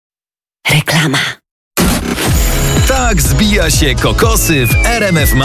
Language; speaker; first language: Polish; native; Polish